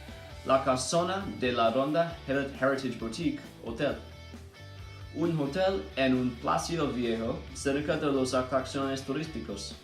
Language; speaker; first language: Spanish; non-native, learner; English